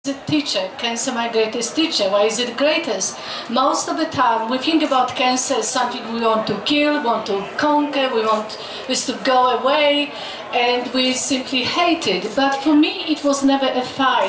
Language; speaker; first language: English; non-native, fluent; Polish